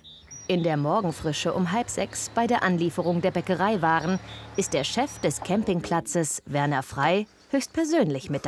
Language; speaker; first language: German; native; German